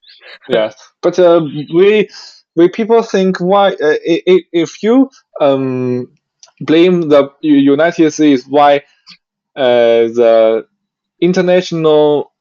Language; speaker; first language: English; non-native, learner; Chinese